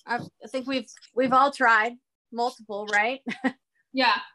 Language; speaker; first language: English; native; English